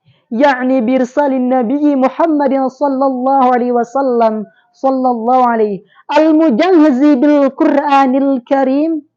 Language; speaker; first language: Arabic; non-native, learner; Indonesian